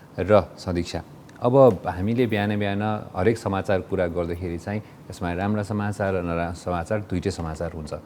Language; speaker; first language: Nepali; native; Nepali